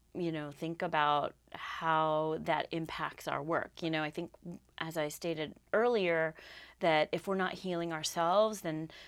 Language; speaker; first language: English; native; English